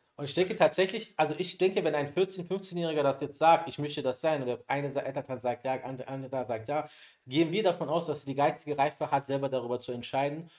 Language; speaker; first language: German; early bilingual, other home language; Persian